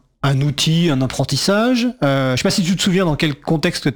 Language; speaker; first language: French; native; French